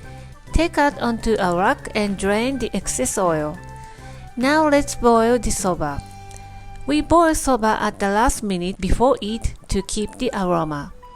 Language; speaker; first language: English; non-native, fluent; Japanese